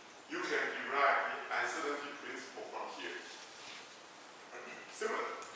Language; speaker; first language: English; non-native, fluent; Chinese